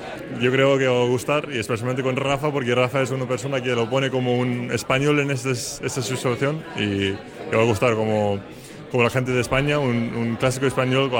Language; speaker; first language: Spanish; non-native, fluent; Icelandic